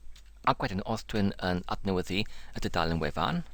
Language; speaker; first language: Welsh; non-native, learner; English